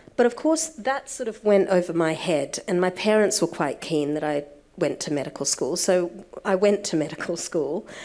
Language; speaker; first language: English; native; English